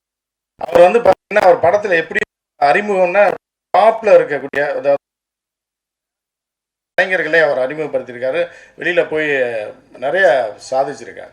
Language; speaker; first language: Tamil; native; Tamil